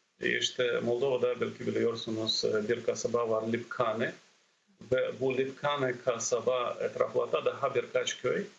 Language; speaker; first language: Turkish; non-native, fluent; Ukrainian